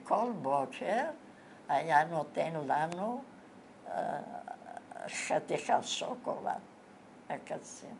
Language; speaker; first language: Hebrew; non-native, fluent; Bulgarian